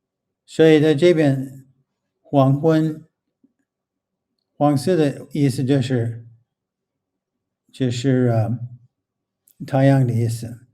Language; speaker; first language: Chinese; non-native, fluent; English